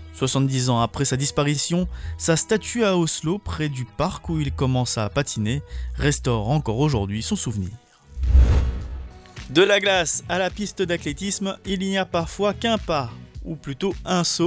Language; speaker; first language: French; native; French